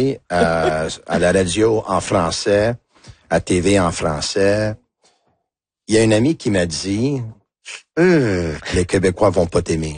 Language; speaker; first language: French; non-native, local second language; Italian